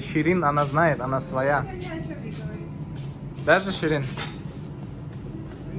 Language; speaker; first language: Russian; non-native, fluent; Turkmen